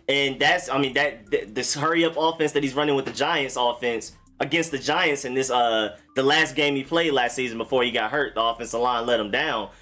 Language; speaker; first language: English; native; English